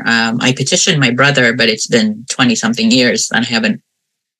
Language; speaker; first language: English; non-native, local second language; Cebuano